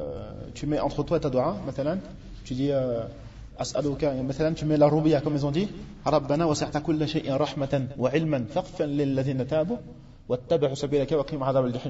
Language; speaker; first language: Arabic; non-native, fluent; French